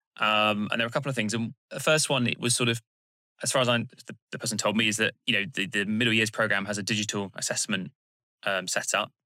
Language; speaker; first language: English; native; English